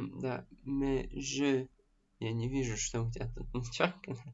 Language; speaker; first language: Russian; native; Russian